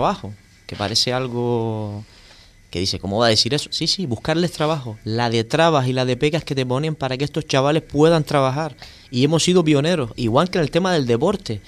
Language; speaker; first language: Spanish; native; Spanish